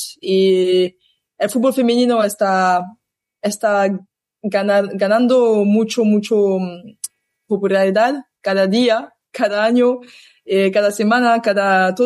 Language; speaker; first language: Spanish; non-native, learner; French